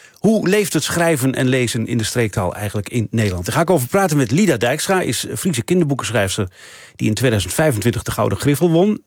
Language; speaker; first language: Dutch; native; Dutch